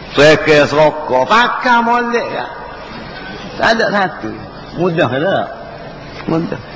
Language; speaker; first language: Malay; native; Malay